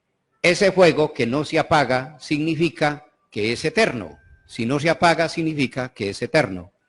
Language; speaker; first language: Spanish; native; Spanish